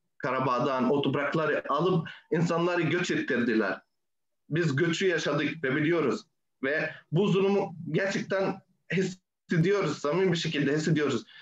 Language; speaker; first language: Turkish; non-native, fluent; Arabic